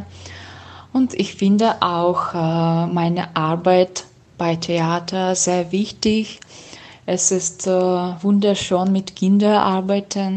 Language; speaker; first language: German; non-native, learner; Russian